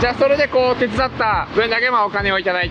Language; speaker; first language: Japanese; native; Japanese